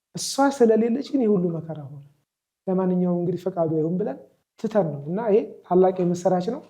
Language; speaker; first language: Amharic; native; Amharic